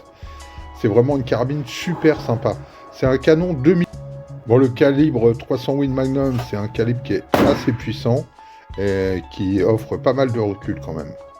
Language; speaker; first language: French; native; French